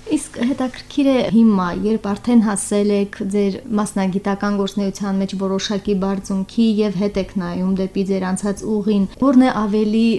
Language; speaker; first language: Armenian; native; Armenian